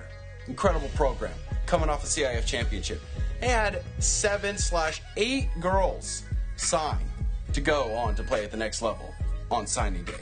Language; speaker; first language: English; native; English